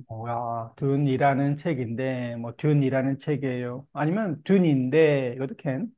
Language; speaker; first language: Korean; native; Korean